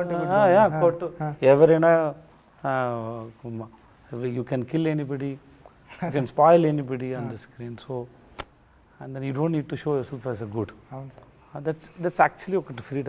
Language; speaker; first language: Telugu; non-native, learner; Tamil